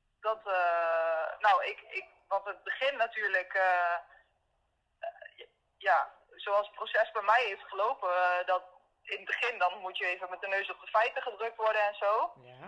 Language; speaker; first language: Dutch; native; Dutch